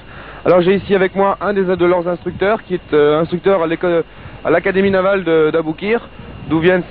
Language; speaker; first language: French; native; French